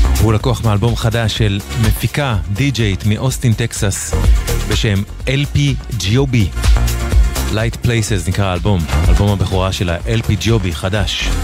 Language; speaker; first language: Hebrew; native; Hebrew